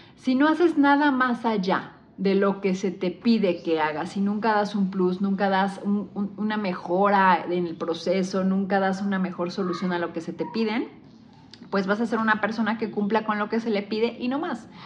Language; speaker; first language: Spanish; native; Spanish